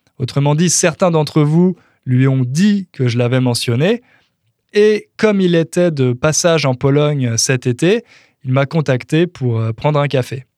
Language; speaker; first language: French; native; French